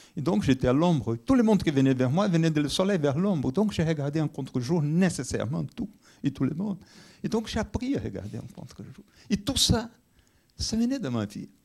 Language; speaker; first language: French; non-native, fluent; Portuguese